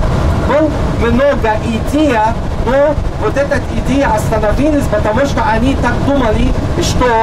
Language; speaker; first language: Russian; non-native, learner; Arabic